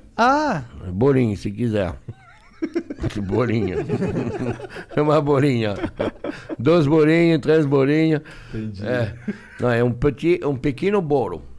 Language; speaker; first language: Portuguese; non-native, fluent; French